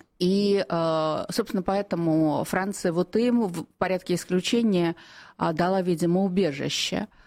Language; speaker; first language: Russian; native; Russian